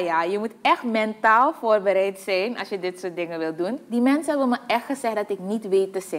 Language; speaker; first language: Dutch; native; Dutch